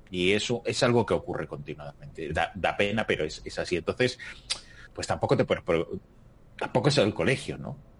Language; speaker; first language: Spanish; native; Spanish